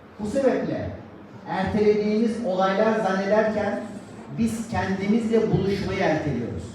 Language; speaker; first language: Turkish; native; Turkish